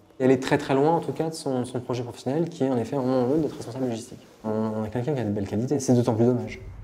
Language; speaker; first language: French; native; French